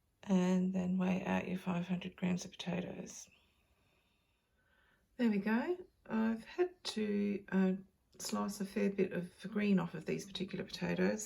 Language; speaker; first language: English; native; English